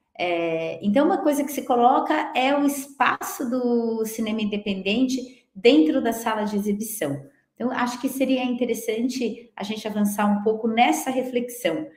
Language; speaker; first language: Portuguese; native; Portuguese